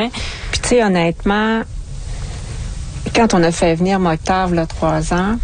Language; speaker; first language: French; native; French